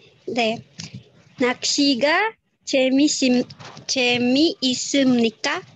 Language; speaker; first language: Korean; non-native, learner; Indonesian